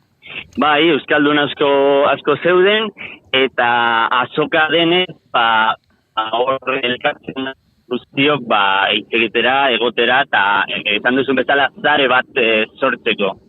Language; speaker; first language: Basque; non-native, local second language; Spanish